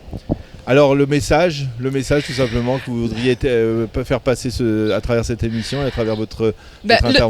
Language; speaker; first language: French; native; French